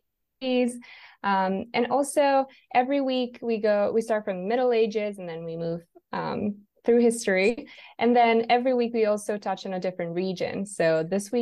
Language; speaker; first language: English; non-native, fluent; Italian